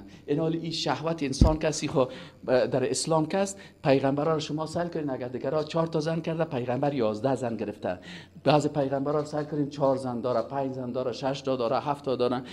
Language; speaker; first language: Persian; native; Persian